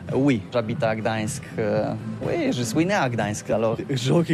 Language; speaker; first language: French; non-native, learner; Polish